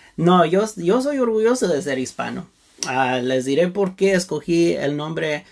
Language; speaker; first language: Spanish; early bilingual, heritage; Spanish